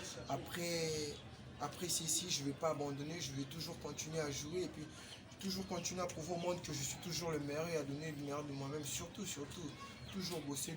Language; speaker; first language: French; non-native, local second language; Lingala